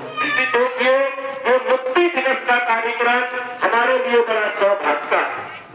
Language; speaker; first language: Hindi; native; Hindi